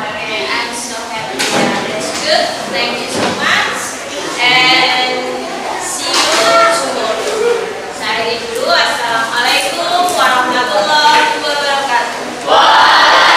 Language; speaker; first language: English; non-native, learner; Indonesian